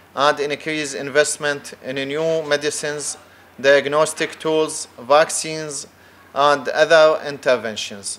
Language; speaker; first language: English; non-native, fluent; Arabic